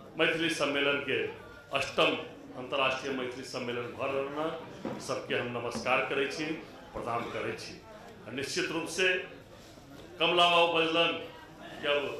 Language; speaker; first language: Maithili; non-native, local second language; Hindi